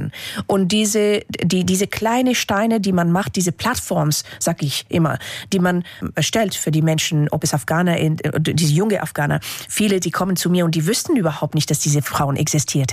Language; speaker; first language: German; non-native, fluent; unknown